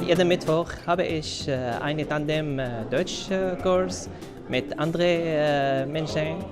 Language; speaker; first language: German; non-native, learner; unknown